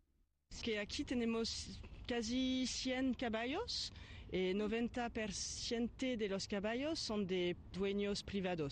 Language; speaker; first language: Spanish; non-native, fluent; French